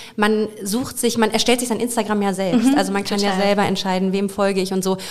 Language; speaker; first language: German; native; German